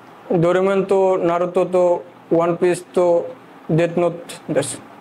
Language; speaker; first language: Japanese; non-native, learner; Bangla